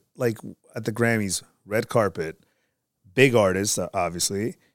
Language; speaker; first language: English; early bilingual, other home language; Spanish